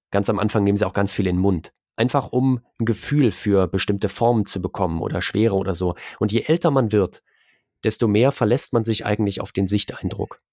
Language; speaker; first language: German; native; German